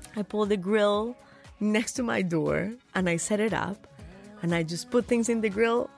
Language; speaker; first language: English; non-native, fluent; Spanish